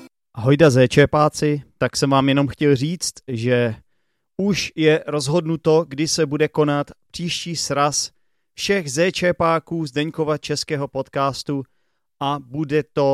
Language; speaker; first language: Czech; native; Czech